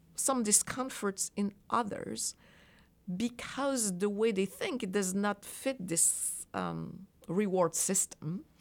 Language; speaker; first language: English; non-native, fluent; French